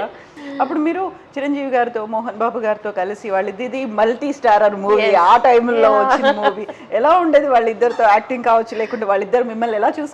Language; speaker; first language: Telugu; native; Telugu